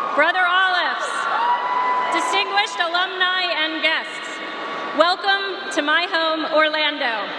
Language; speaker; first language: English; native; English